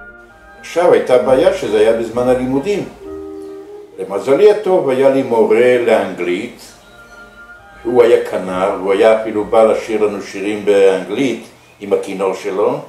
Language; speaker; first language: Hebrew; early bilingual, other home language; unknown